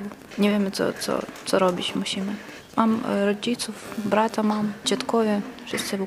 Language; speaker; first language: Polish; non-native, learner; Ukrainian